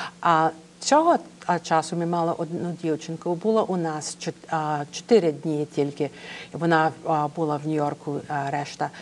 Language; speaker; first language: Ukrainian; early bilingual, heritage; English